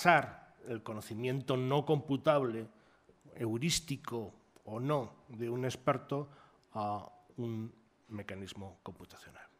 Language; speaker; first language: Spanish; native; Spanish